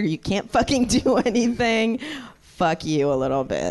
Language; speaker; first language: English; early bilingual, other home language; Russian